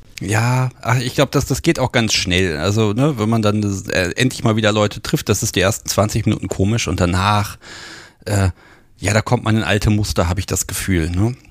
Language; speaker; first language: German; native; German